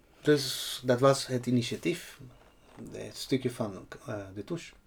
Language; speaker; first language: Dutch; non-native, fluent; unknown